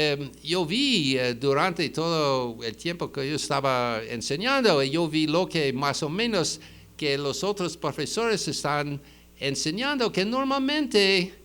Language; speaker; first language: Spanish; non-native, fluent; English